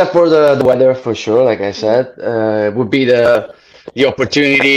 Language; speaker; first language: English; non-native, fluent; Italian